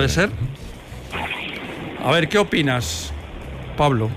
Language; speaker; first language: Spanish; native; Spanish